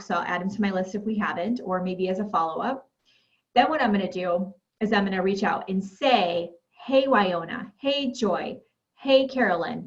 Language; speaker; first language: English; native; English